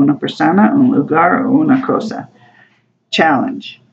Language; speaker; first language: Spanish; non-native, learner; English